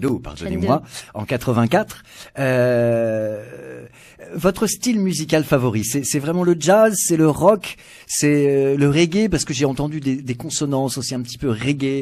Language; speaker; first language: French; native; French